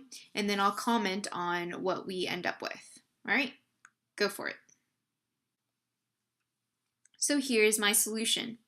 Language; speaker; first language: English; native; English